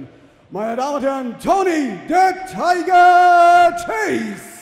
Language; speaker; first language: German; native; German